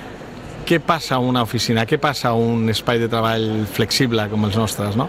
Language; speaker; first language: Catalan; non-native, local second language; Spanish